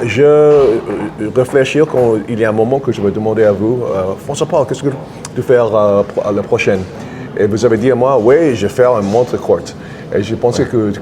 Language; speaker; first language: French; non-native, fluent; English